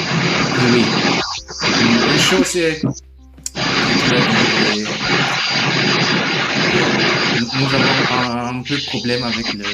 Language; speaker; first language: French; non-native, learner; German